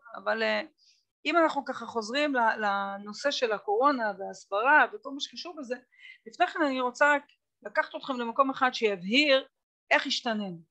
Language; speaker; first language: Hebrew; native; Hebrew